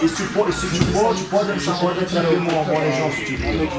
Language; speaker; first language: French; non-native, learner; Portuguese